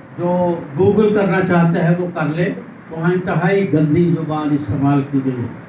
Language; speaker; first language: Urdu; non-native, local second language; Punjabi